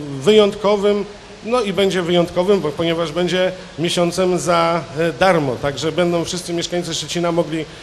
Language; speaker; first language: Polish; native; Polish